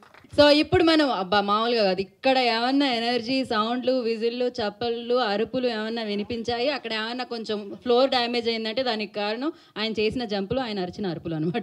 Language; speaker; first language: Telugu; native; Telugu